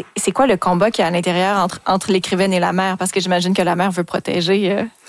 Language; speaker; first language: French; native; French